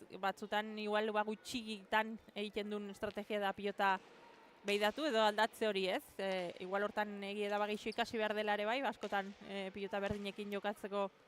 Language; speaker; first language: Basque; native; Basque